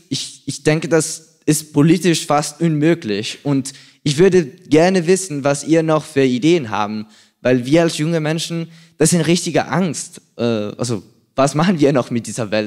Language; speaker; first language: German; non-native, fluent; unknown